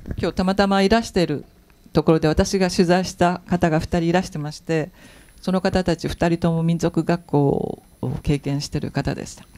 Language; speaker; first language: Japanese; native; Japanese